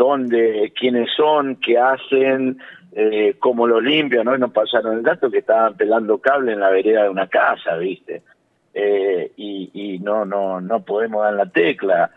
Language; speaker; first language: Spanish; native; Spanish